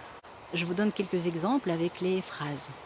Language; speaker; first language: French; non-native, fluent; Russian